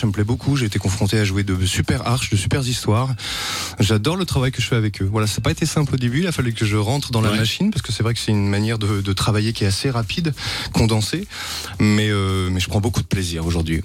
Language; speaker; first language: French; native; French